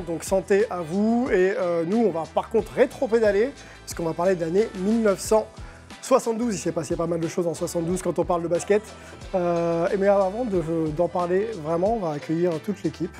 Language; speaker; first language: French; native; French